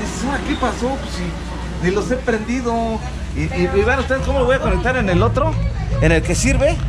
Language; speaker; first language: Spanish; native; Spanish